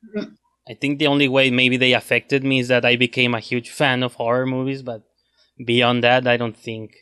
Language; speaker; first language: English; non-native, fluent; Spanish